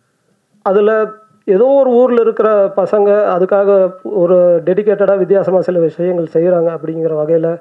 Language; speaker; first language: Tamil; native; Tamil